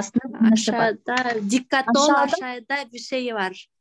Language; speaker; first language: Turkish; non-native, learner; Kyrgyz